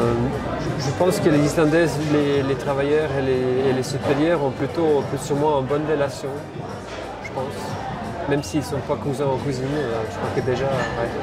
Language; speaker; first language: French; non-native, fluent; Icelandic